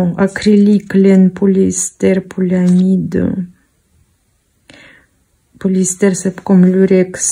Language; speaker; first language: French; non-native, fluent; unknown